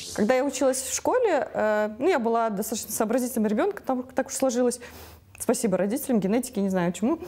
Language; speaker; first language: Russian; native; Russian